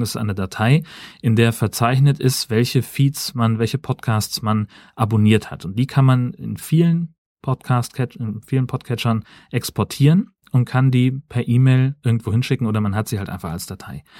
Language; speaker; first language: German; native; German